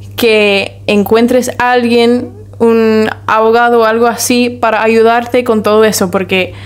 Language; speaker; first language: Spanish; non-native, fluent; English